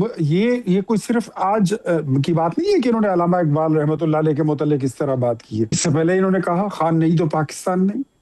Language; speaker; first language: Urdu; non-native, local second language; Pashto